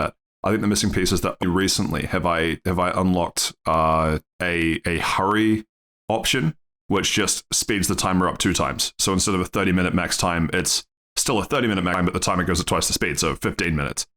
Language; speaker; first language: English; native; English